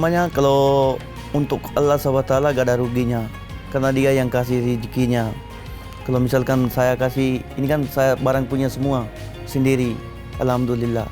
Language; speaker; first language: Indonesian; non-native, learner; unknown